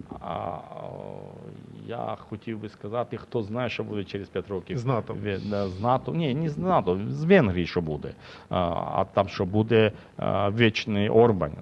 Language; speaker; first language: Ukrainian; non-native, local second language; Russian